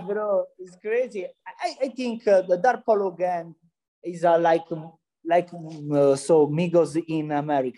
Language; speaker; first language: English; non-native, learner; Italian